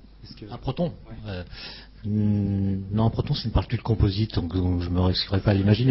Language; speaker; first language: French; native; French